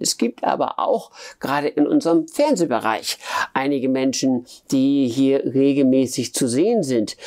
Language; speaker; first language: German; native; German